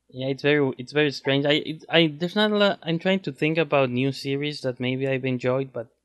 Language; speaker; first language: English; non-native, fluent; Spanish